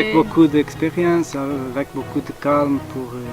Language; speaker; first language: French; non-native, learner; Portuguese